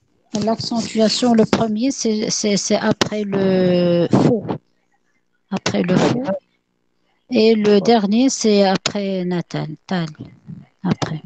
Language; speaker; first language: French; non-native, local second language; Arabic